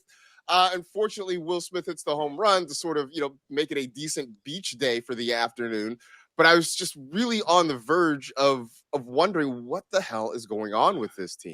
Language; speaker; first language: English; native; English